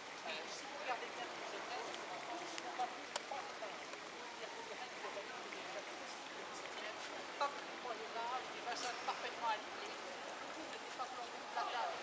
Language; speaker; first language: French; native; French